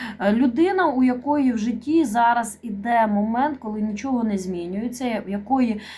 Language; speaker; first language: Ukrainian; non-native, local second language; Russian